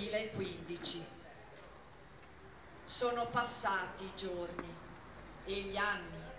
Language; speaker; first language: Italian; native; Italian